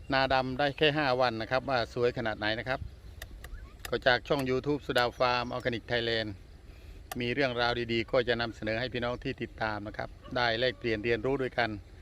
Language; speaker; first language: Thai; native; Thai